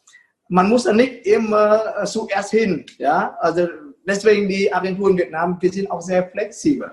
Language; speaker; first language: German; non-native, fluent; Vietnamese